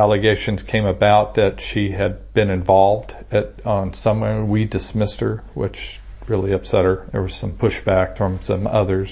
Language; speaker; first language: English; native; English